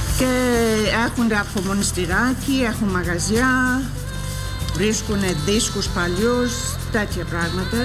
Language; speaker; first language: Greek; non-native, fluent; English